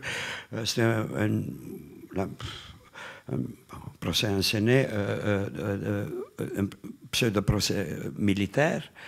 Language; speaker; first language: French; non-native, fluent; Romanian